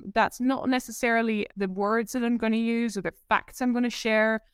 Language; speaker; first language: English; non-native, fluent; Dutch